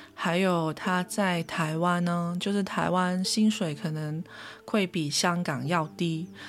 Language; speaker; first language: Chinese; non-native, local second language; Cantonese